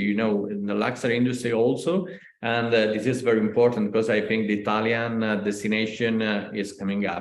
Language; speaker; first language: English; non-native, learner; Italian